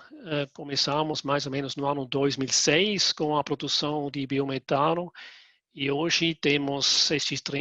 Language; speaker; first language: Portuguese; non-native, fluent; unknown